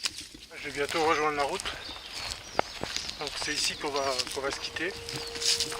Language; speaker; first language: French; native; French